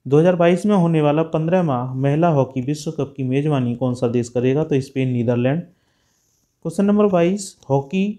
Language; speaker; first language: Hindi; native; Hindi